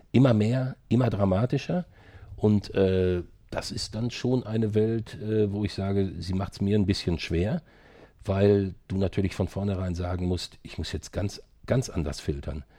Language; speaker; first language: German; native; German